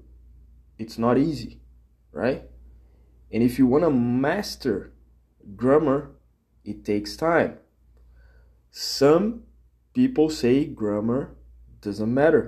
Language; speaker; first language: English; non-native, fluent; Portuguese